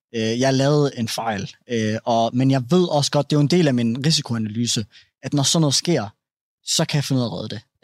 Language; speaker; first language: Danish; early bilingual, other home language; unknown